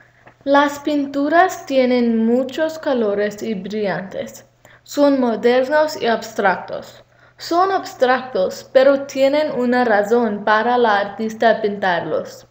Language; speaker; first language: Spanish; non-native, learner; English